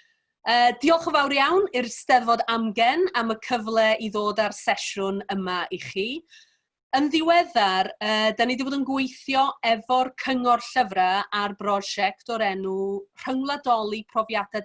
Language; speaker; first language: Welsh; native; Welsh